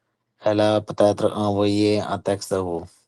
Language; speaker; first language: French; non-native, learner; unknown